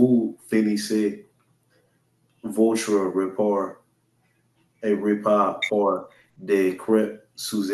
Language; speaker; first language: French; non-native, learner; English